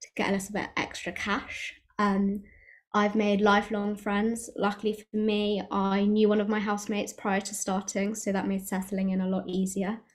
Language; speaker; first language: English; native; English